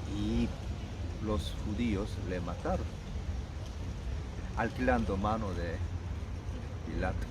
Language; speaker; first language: Spanish; non-native, learner; Korean